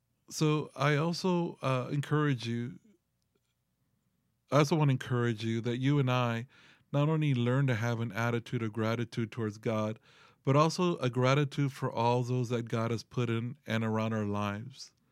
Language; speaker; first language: English; early bilingual, other home language; Spanish